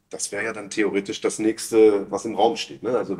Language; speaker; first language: German; native; German